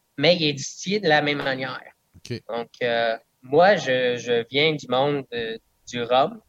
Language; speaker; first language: French; non-native, local second language; English